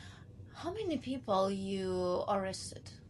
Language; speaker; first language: English; non-native, learner; Ukrainian